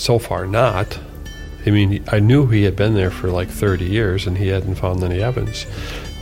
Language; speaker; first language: English; native; English